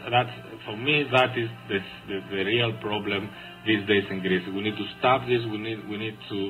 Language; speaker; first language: English; non-native, fluent; Greek